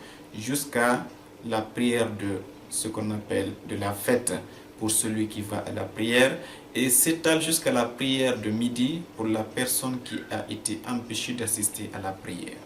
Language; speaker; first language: French; non-native, local second language; Fula